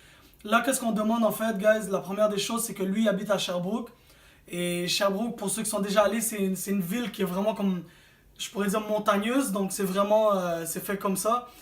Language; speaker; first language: French; native; French